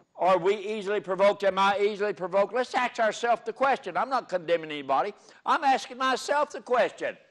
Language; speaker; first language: English; native; English